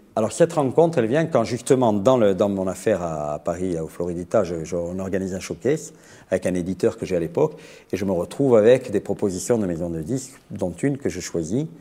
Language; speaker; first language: French; native; French